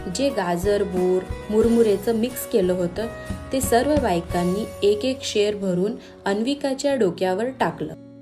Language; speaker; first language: Marathi; non-native, local second language; Gujarati